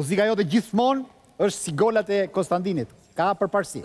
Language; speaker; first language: Albanian; native; Albanian